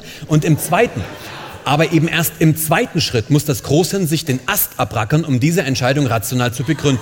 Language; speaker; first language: German; native; German